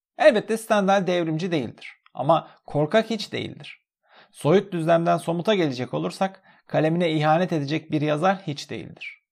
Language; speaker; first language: Turkish; native; Turkish